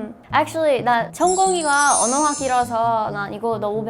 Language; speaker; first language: Korean; non-native, learner; English